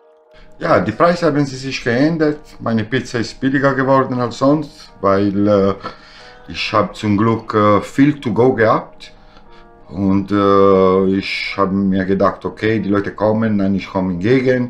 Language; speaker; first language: German; non-native, learner; Italian